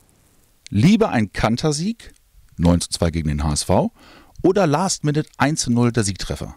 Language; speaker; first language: German; native; German